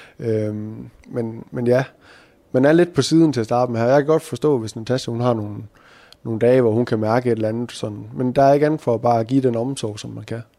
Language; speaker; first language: Danish; native; Danish